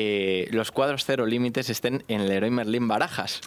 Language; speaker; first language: Spanish; native; Spanish